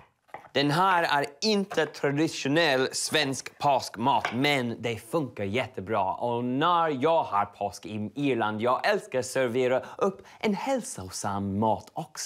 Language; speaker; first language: Swedish; non-native, learner; English